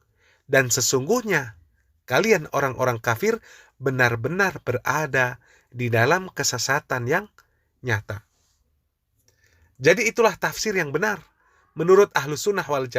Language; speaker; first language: Indonesian; native; Indonesian